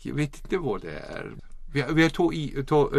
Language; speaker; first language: Swedish; non-native, learner; Icelandic